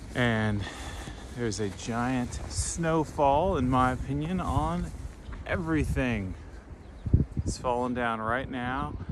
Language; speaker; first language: English; native; English